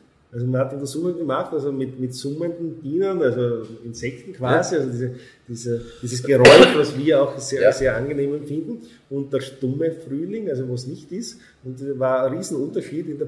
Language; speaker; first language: German; native; German